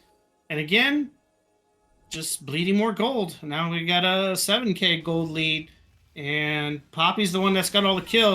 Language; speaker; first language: English; native; English